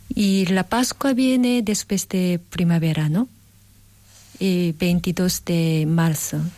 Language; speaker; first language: Spanish; non-native, learner; Korean